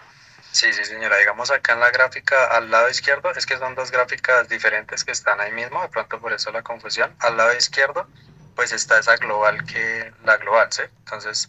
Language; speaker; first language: Spanish; native; Spanish